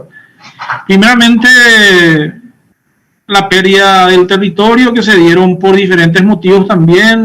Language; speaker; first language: Spanish; native; Spanish